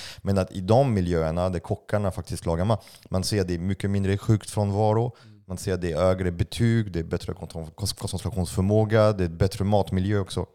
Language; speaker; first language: Swedish; non-native, fluent; French